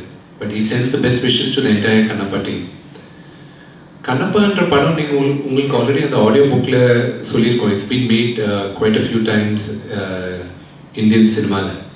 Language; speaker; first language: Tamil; non-native, local second language; Telugu